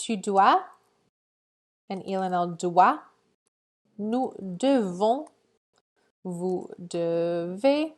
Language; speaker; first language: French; non-native, fluent; English